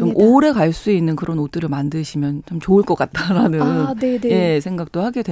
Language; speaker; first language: Korean; native; Korean